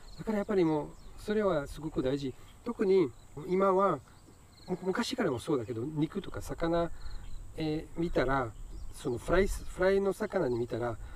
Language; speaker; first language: Japanese; non-native, learner; French